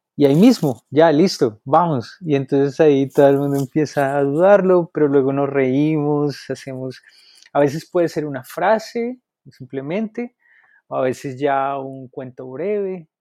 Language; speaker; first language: Spanish; native; Spanish